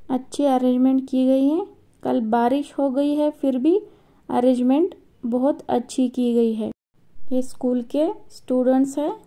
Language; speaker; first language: Hindi; non-native, local second language; Marathi